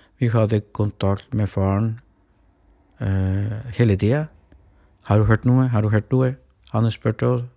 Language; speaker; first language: Norwegian; non-native, fluent; Spanish